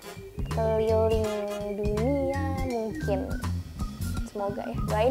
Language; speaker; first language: Indonesian; native; Indonesian